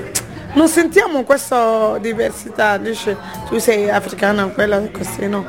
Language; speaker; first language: Italian; non-native, fluent; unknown